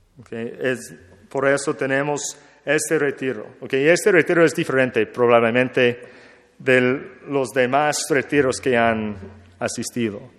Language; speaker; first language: Spanish; non-native, learner; English